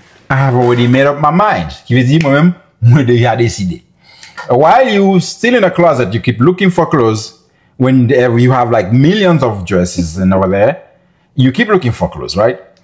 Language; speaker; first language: English; non-native, fluent; Haitian Creole